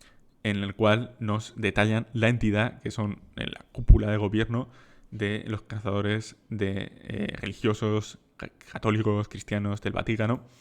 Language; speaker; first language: Spanish; native; Spanish